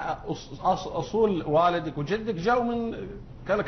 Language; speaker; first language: Arabic; native; Arabic